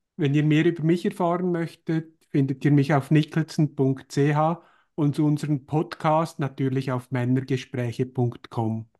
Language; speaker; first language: German; native; German